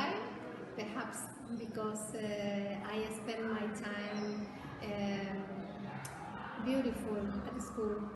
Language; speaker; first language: English; non-native, learner; Spanish